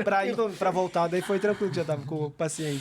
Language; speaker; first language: Portuguese; native; Portuguese